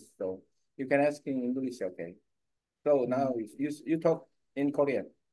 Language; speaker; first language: English; non-native, learner; Korean